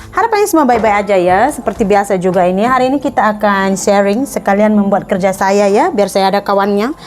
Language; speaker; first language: Indonesian; native; Indonesian